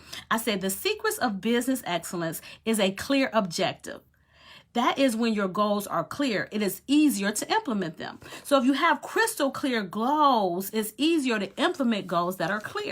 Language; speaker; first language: English; native; English